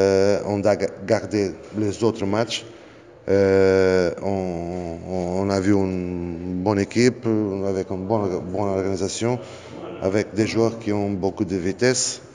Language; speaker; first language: French; non-native, fluent; Portuguese